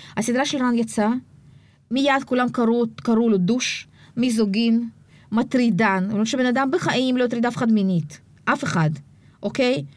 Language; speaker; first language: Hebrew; early bilingual, other home language; Russian